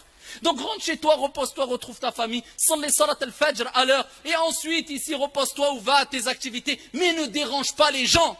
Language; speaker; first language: French; early bilingual, other home language; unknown